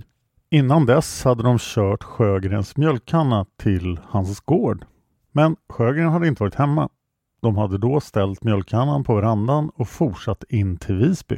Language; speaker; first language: Swedish; native; Swedish